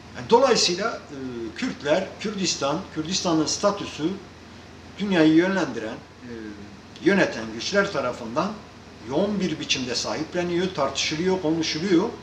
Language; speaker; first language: Turkish; non-native, local second language; Kurdish